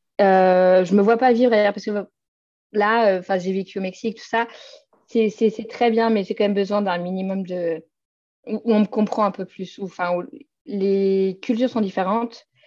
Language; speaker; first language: French; native; French